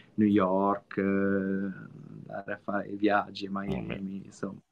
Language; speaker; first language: Italian; native; Italian